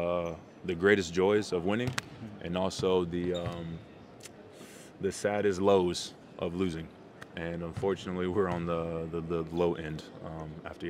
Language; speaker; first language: English; native; English